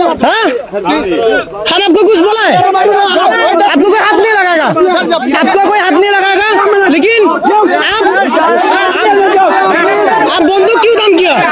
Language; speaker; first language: Hindi; non-native, learner; Bangla